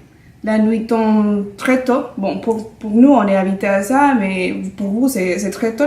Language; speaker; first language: French; non-native, fluent; Spanish